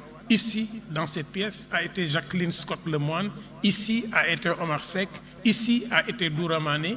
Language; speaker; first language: French; non-native, local second language; Wolof